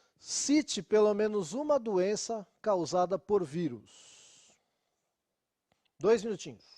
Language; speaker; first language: Portuguese; native; Portuguese